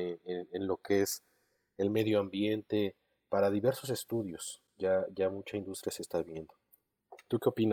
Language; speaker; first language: Spanish; native; Spanish